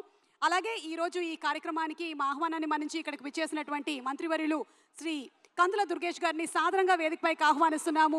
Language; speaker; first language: Telugu; native; Telugu